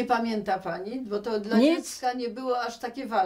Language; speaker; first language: Polish; native; Polish